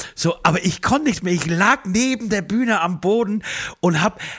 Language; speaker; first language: German; native; German